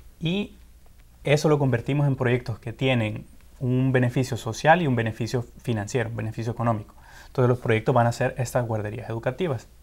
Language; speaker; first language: Spanish; native; Spanish